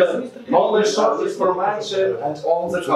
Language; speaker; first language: English; non-native, learner; Ukrainian